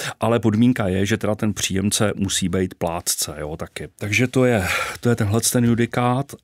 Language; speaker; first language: Czech; native; Czech